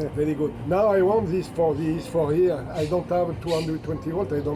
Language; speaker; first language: English; non-native, learner; French